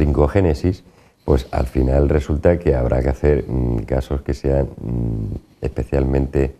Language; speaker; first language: Spanish; native; Spanish